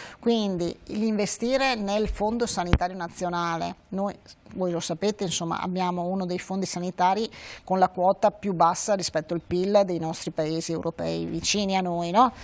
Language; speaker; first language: Italian; native; Italian